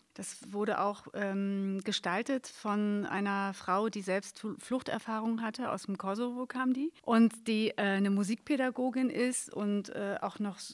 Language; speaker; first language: German; native; German